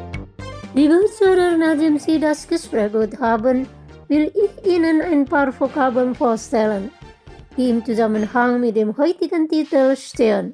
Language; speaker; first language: German; non-native, fluent; Indonesian